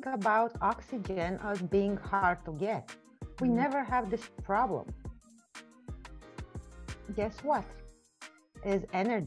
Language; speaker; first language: English; non-native, fluent; Romanian